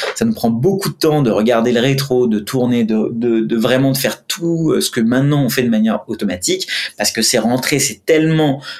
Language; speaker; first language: French; non-native, fluent; Hindi